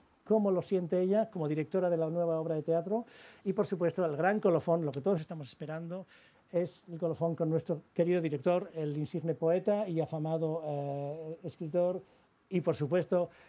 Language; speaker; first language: Spanish; native; Spanish